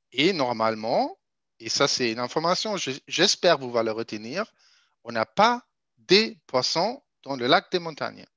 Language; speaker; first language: French; non-native, fluent; German